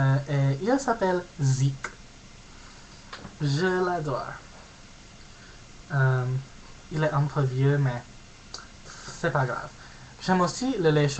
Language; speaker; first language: French; non-native, learner; English